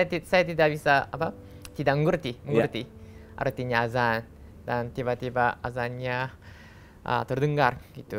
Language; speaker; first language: Indonesian; non-native, learner; Japanese